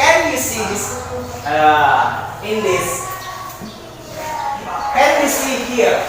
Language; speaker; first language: English; non-native, learner; Indonesian